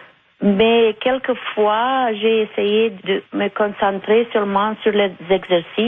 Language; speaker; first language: French; non-native, fluent; Romanian